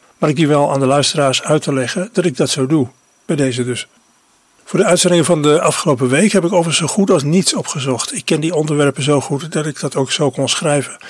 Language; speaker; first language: Dutch; native; Dutch